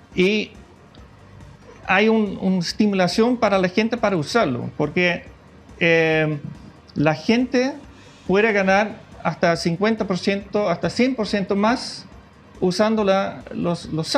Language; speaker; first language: Spanish; non-native, fluent; Dutch